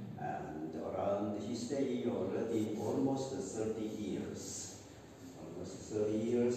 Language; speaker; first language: English; non-native, local second language; Cebuano